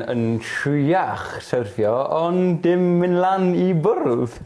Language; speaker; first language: Welsh; non-native, learner; English